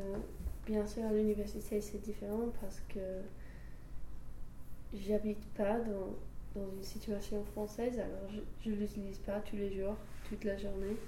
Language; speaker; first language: French; non-native, fluent; English